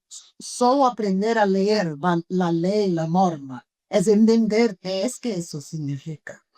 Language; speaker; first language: Spanish; non-native, fluent; Portuguese